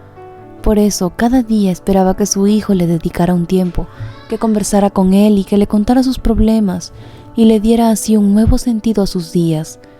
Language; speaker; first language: Spanish; native; Spanish